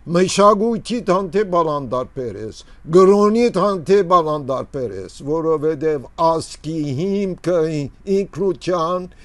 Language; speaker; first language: Armenian; early bilingual, heritage; Armenian